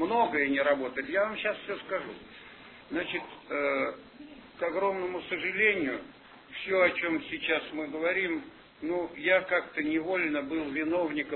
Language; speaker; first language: Russian; native; Russian